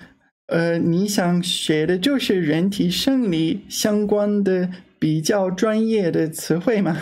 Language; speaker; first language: Chinese; non-native, learner; English